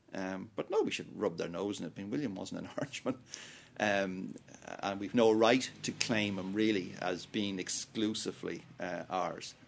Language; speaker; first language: English; native; English